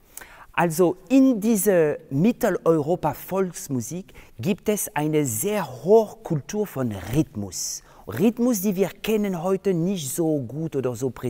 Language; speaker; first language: German; non-native, fluent; French